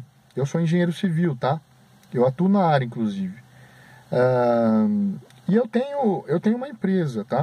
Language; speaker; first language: Portuguese; native; Portuguese